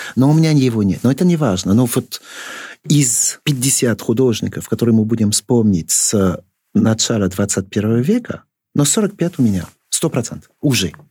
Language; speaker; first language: Russian; non-native, fluent; French